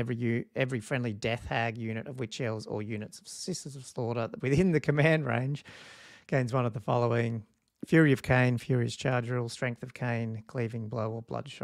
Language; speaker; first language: English; native; English